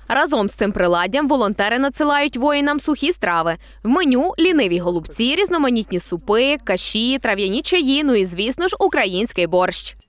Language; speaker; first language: Ukrainian; native; Ukrainian